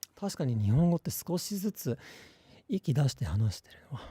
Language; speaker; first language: Japanese; non-native, fluent; English